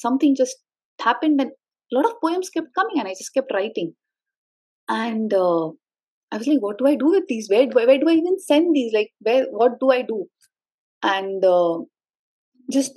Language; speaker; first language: English; non-native, local second language; Hindi